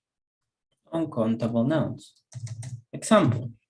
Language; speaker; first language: English; non-native, fluent; Spanish